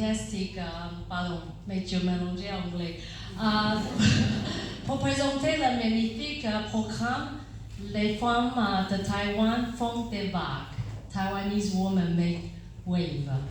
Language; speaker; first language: French; non-native, fluent; Chinese